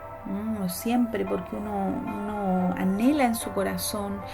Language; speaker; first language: Spanish; native; Spanish